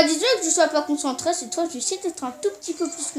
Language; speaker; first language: French; native; French